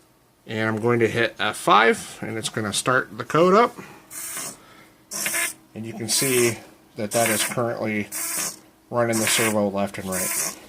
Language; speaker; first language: English; native; English